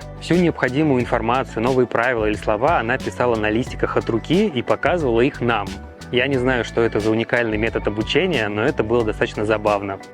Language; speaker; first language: Russian; native; Russian